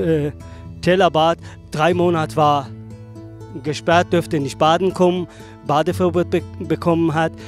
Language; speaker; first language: German; non-native, learner; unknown